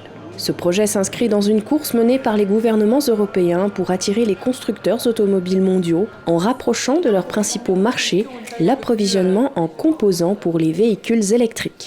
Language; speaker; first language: French; native; French